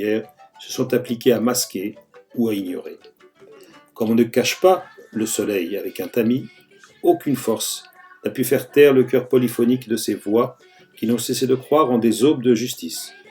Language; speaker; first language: French; native; French